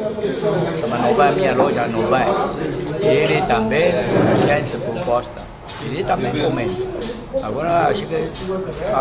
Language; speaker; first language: Portuguese; non-native, learner; Chinese